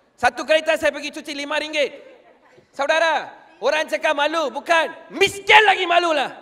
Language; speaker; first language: Malay; non-native, local second language; Tamil